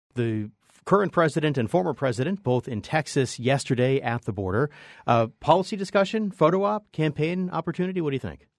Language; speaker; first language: English; native; English